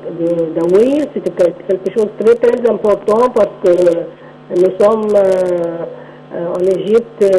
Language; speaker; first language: French; non-native, local second language; Arabic